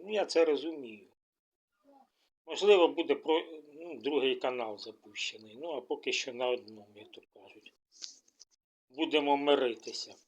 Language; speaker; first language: Ukrainian; non-native, local second language; Russian